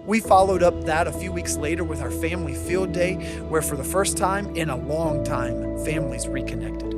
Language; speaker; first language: English; native; English